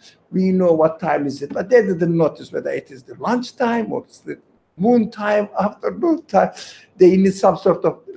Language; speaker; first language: English; non-native, fluent; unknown